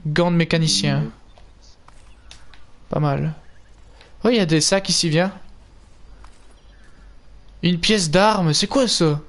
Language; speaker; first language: French; native; French